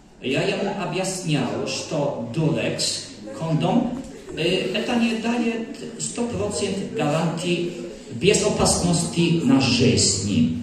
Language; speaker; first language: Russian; non-native, learner; Polish